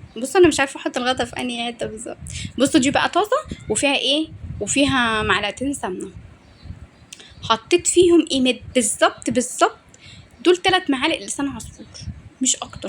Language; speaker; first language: Arabic; native; Arabic